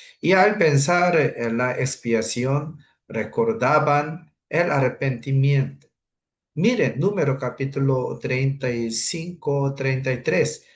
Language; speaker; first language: Spanish; non-native, fluent; Korean